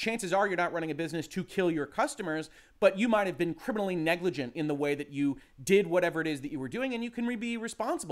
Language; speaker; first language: English; native; English